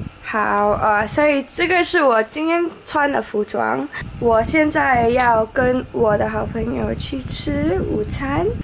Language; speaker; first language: Chinese; non-native, local second language; English